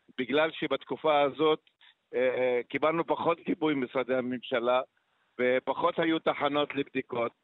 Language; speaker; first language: Hebrew; non-native, local second language; Arabic